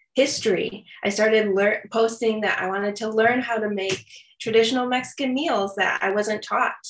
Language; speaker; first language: English; native; English